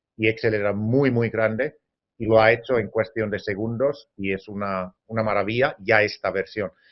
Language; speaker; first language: Spanish; non-native, fluent; Finnish